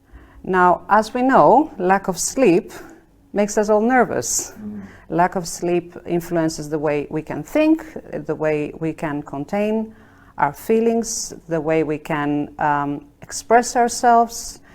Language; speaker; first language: English; non-native, fluent; Albanian